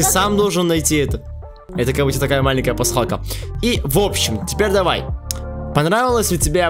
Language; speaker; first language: Russian; native; Russian